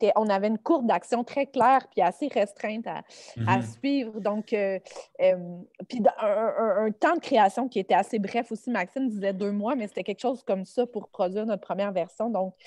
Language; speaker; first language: French; native; French